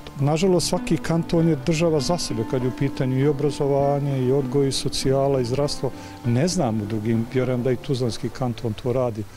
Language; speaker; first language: Serbian; native; Serbian